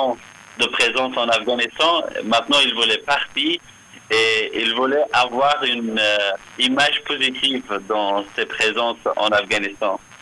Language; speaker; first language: French; non-native, fluent; Persian